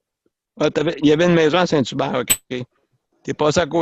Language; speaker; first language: French; native; French